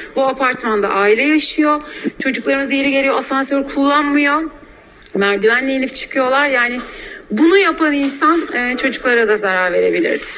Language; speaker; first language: Turkish; native; Turkish